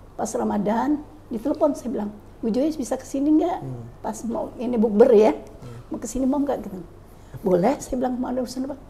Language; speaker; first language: Indonesian; native; Indonesian